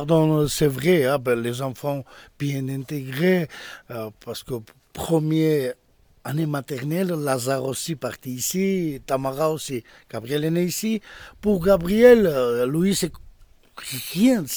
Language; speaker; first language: French; non-native, learner; Georgian